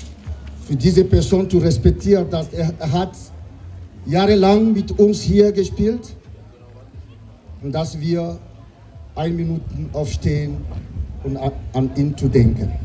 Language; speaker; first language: German; non-native, learner; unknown